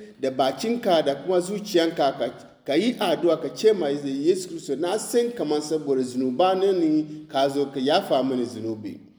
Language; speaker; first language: Hausa; non-native, local second language; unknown